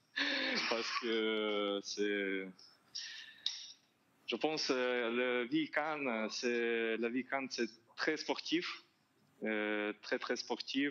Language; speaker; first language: French; non-native, learner; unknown